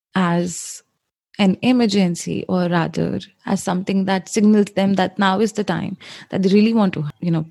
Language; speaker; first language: English; non-native, local second language; Hindi